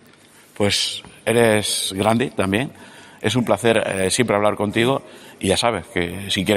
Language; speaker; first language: Spanish; native; Spanish